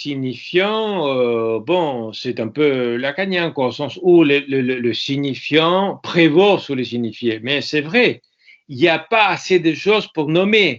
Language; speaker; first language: French; non-native, fluent; Spanish